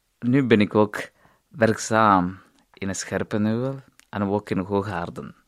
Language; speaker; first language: Dutch; non-native, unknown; Tamil